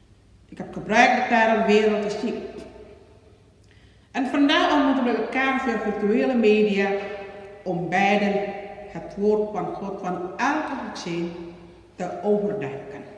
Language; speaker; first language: Dutch; non-native, learner; Indonesian